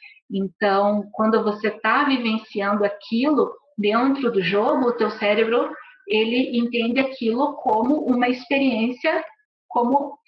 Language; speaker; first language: Portuguese; native; Portuguese